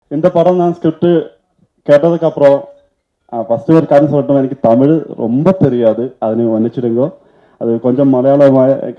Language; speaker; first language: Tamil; non-native, learner; Malayalam